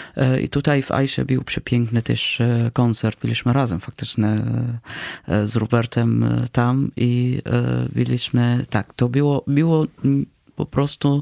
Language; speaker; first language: Polish; non-native, fluent; Arabic